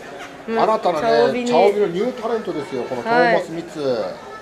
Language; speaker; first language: Japanese; native; Japanese